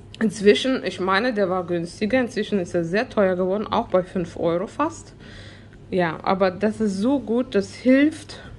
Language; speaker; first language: German; early bilingual, other home language; Russian